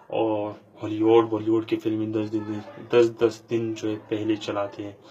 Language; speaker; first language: Urdu; non-native, local second language; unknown